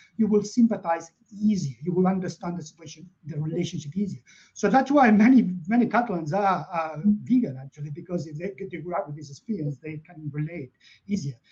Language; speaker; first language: English; non-native, fluent; Catalan